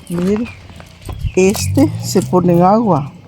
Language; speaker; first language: Spanish; native; Spanish